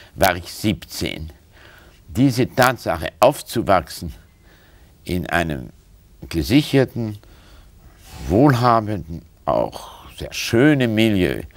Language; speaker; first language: German; native; German